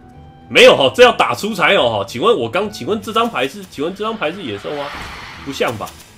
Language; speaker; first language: Chinese; native; Chinese